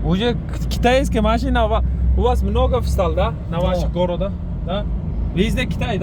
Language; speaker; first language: Russian; non-native, learner; Uzbek